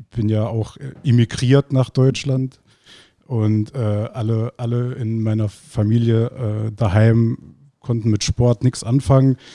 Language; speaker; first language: German; non-native, fluent; Icelandic